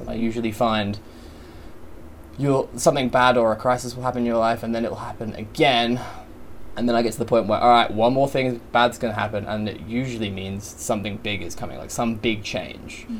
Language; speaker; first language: English; native; English